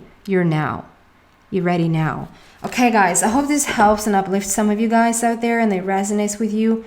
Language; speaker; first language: English; non-native, fluent; Swedish